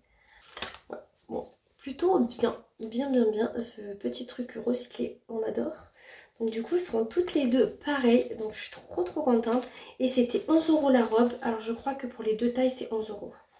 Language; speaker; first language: French; native; French